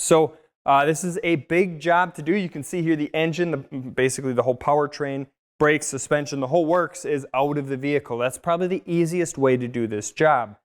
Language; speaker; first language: English; native; English